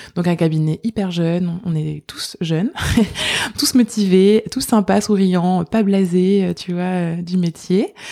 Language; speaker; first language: French; native; French